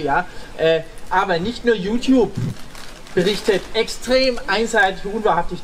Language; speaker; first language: German; native; German